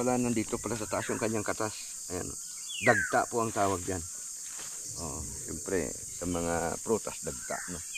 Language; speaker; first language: Filipino; non-native, local second language; Cebuano